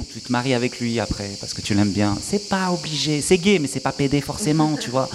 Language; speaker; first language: French; native; French